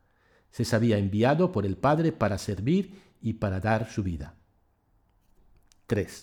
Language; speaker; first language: Spanish; native; Spanish